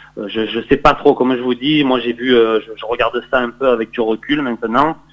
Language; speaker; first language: French; native; French